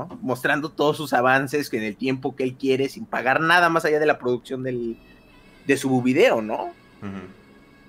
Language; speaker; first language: Spanish; native; Spanish